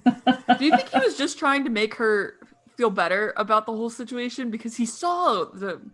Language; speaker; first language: English; native; English